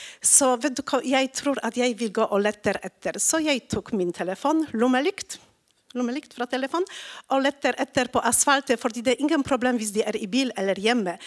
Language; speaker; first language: Norwegian; non-native, learner; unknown